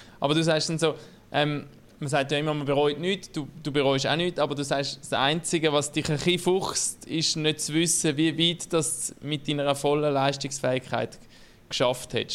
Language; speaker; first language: German; native; German